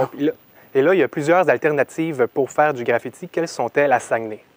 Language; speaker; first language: French; native; French